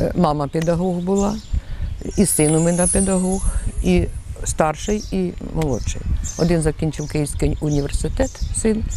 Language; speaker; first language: Ukrainian; native; Ukrainian